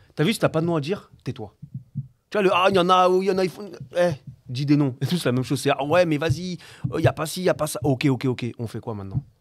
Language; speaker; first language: French; native; French